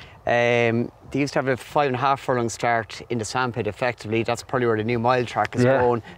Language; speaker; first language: English; native; English